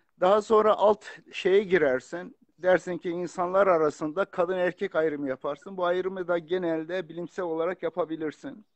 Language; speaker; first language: Turkish; non-native, local second language; Kurdish